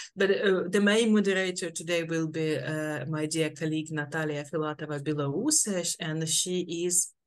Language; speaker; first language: English; non-native, fluent; Ukrainian